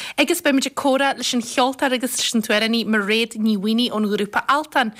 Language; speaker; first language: Irish; native; Irish